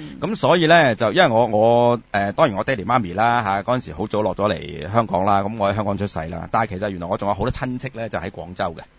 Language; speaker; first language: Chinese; non-native, local second language; Cantonese